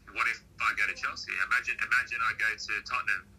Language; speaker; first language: English; native; English